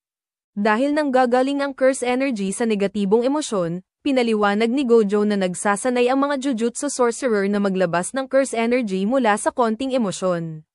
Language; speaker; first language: Filipino; native; Filipino